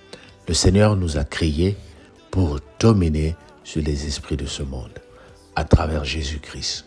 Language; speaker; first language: French; non-native, local second language; Lingala